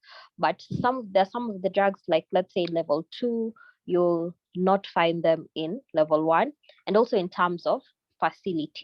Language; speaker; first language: English; non-native, local second language; Swahili